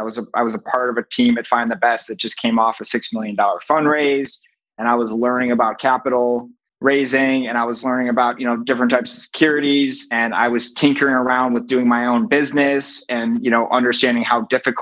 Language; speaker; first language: English; native; English